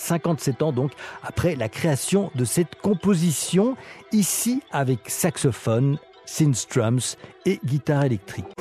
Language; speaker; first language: French; native; French